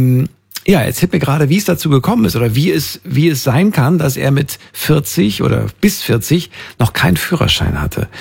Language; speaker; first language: German; native; German